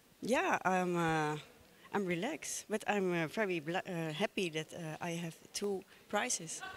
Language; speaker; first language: English; non-native, learner; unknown